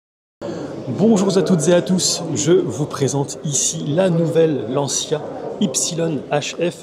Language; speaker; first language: French; native; French